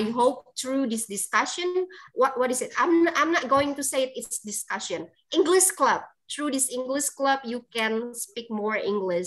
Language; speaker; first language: English; non-native, fluent; Indonesian